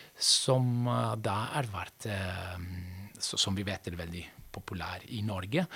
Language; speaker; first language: Norwegian; non-native, fluent; Italian